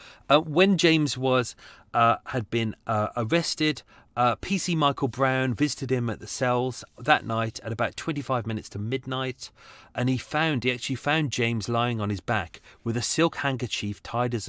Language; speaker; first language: English; native; English